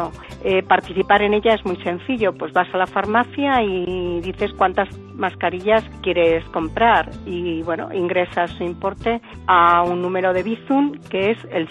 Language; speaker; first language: Spanish; native; Spanish